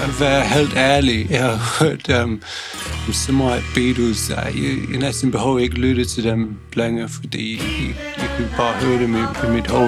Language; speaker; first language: Danish; non-native, fluent; English